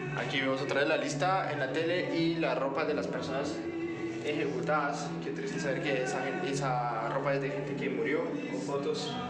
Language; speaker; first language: Spanish; non-native, fluent; French